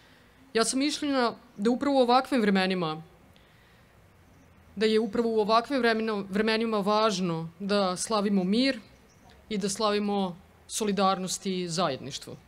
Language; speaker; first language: Bosnian; native; Bosnian